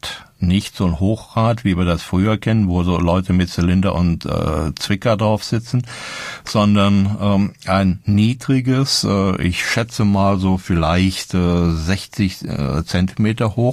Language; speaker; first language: German; native; German